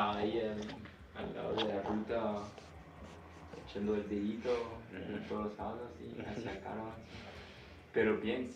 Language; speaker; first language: Spanish; native; Spanish